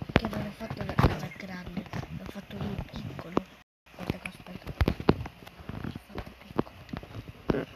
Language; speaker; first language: Italian; early bilingual, other home language; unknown